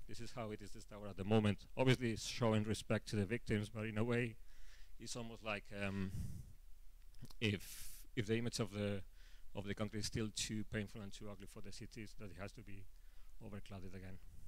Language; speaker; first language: English; non-native, fluent; Spanish